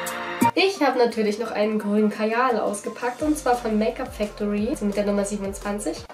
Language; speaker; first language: German; native; German